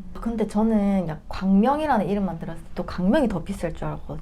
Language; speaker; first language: Korean; native; Korean